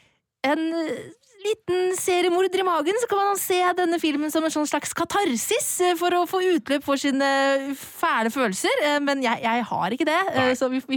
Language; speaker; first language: Norwegian; native; Norwegian